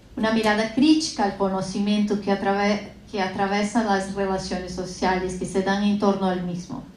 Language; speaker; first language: Spanish; non-native, fluent; Portuguese